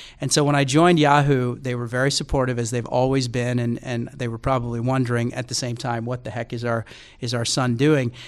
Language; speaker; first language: English; native; English